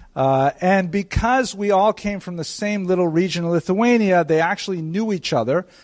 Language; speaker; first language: English; native; English